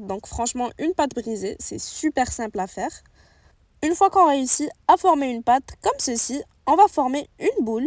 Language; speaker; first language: French; native; French